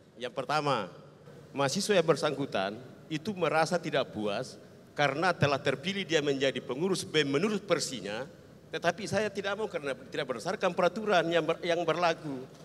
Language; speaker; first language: Indonesian; native; Indonesian